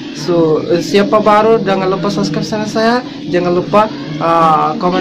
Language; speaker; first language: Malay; non-native, learner; Bangla